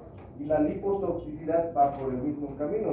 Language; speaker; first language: Spanish; native; Spanish